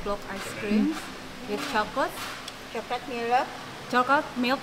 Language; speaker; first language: English; non-native, fluent; Indonesian